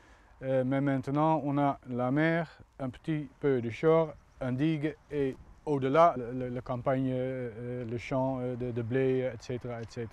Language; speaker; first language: French; non-native, fluent; Dutch